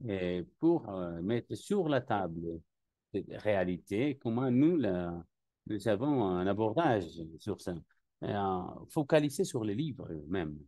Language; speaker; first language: French; non-native, learner; Spanish